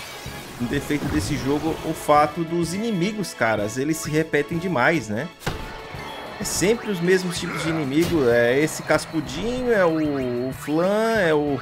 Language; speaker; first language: Portuguese; native; Portuguese